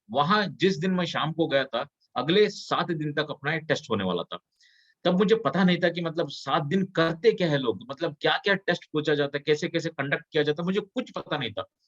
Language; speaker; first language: Hindi; non-native, local second language; Kannada